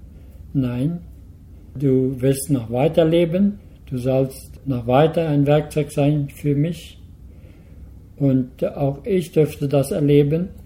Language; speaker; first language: German; early bilingual, heritage; Low German